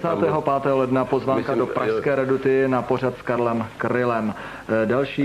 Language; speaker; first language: Czech; native; Czech